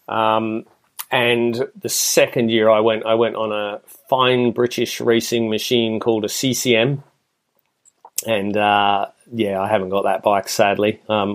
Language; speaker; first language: English; native; English